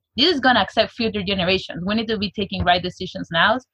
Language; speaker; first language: English; non-native, fluent; Spanish